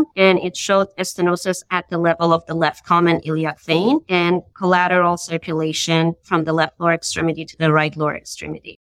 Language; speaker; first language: English; non-native, fluent; Persian